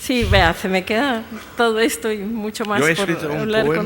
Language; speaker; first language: Spanish; native; Spanish